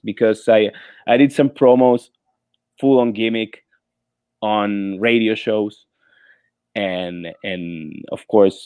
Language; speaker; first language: English; non-native, fluent; Spanish